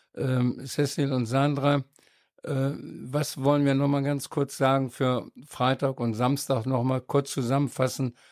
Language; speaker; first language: German; native; German